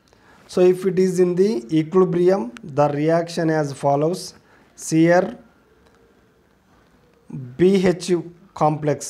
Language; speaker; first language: English; non-native, local second language; Telugu